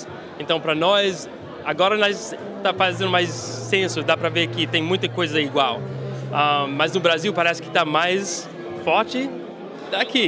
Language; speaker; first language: Portuguese; early bilingual, heritage; Portuguese